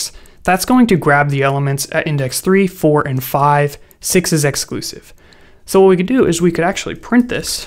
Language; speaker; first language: English; native; English